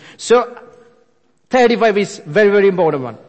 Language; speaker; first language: English; non-native, local second language; Malayalam